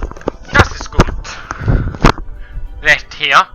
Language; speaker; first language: German; non-native, learner; English